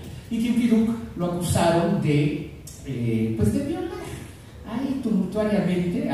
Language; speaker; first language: Spanish; native; Spanish